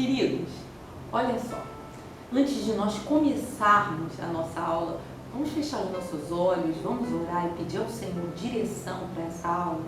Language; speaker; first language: Portuguese; native; Portuguese